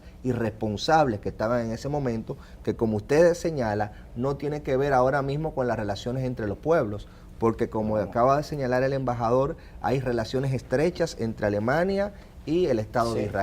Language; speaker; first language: Spanish; native; Spanish